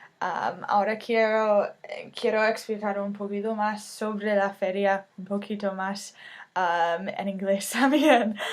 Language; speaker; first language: Spanish; non-native, fluent; English